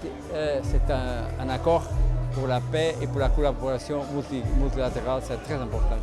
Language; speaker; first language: French; non-native, fluent; Spanish